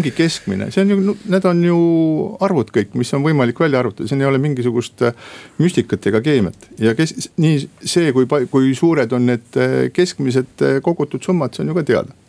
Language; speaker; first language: Estonian; native; Estonian